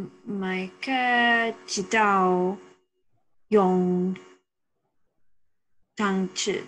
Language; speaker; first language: Chinese; non-native, learner; English